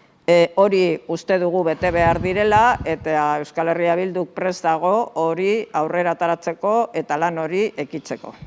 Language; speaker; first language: Basque; native; Basque